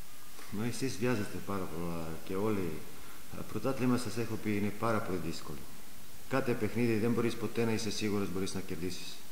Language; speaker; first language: Greek; non-native, fluent; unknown